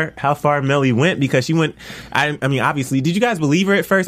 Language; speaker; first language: English; native; English